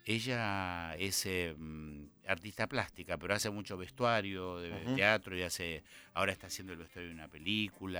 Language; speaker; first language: Spanish; native; Spanish